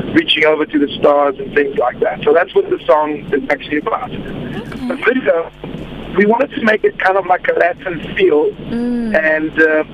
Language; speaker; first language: English; non-native, fluent; Portuguese